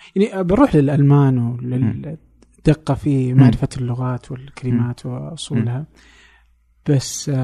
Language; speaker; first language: Arabic; native; Arabic